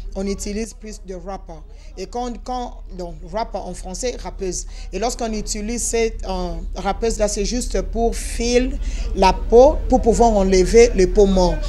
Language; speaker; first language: French; non-native, local second language; Lingala